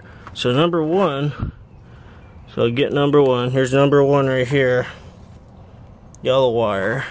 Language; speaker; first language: English; native; English